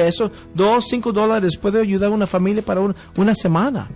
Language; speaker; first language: Spanish; early bilingual, heritage; Spanish